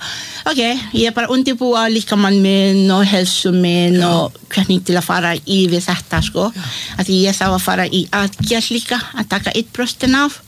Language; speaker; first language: Icelandic; non-native, learner; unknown